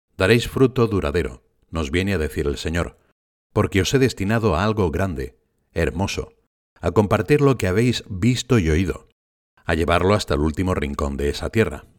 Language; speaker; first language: Spanish; native; Spanish